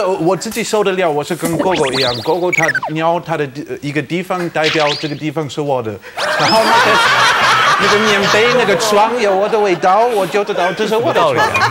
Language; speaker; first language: Chinese; non-native, fluent; German